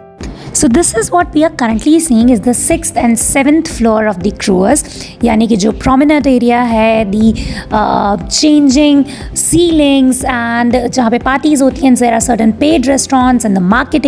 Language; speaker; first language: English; non-native, local second language; Hindi